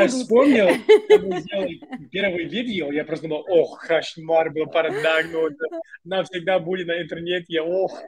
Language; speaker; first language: Russian; non-native, learner; English